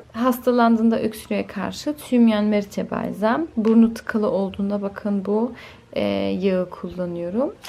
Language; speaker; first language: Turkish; early bilingual, heritage; Turkish